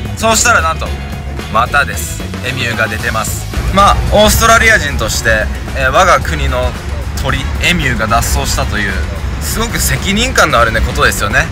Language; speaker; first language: Japanese; early bilingual, heritage; English